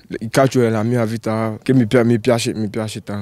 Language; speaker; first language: Italian; non-native, learner; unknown